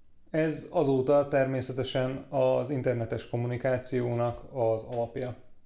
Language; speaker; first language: Hungarian; native; Hungarian